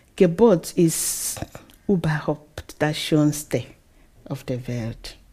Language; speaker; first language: German; non-native, fluent; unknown